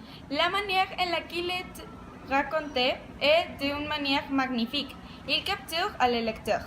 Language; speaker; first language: French; non-native, learner; Spanish